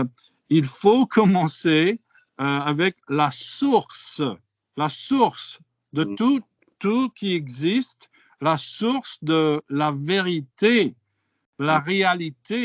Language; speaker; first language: French; non-native, fluent; English